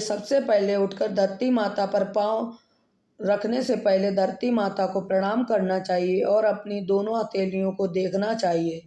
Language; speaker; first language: Hindi; native; Hindi